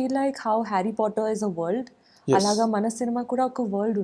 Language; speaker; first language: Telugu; non-native, learner; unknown